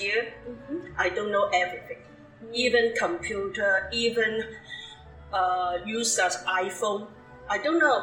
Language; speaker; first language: English; non-native, local second language; Cantonese